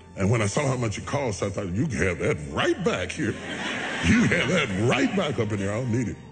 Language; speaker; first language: English; native; English